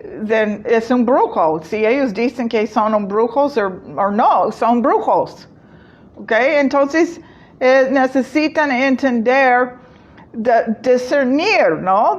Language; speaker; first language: Spanish; non-native, fluent; English